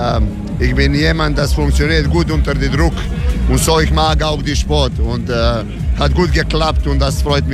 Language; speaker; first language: German; non-native, learner; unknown